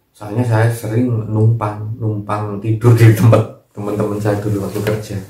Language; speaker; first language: Indonesian; non-native, local second language; Javanese